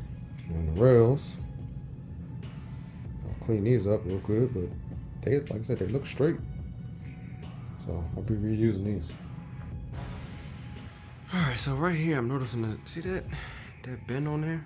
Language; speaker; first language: English; native; English